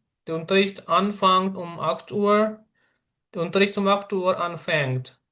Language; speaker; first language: German; non-native, learner; Urdu